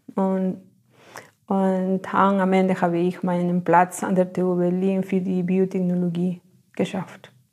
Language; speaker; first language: German; non-native, fluent; Spanish